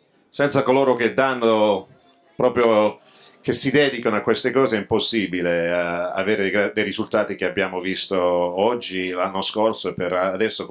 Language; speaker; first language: Italian; early bilingual, other home language; English